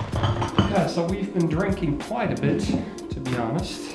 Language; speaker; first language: English; non-native, fluent; Dutch